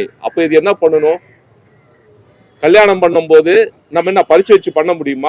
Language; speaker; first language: Tamil; native; Tamil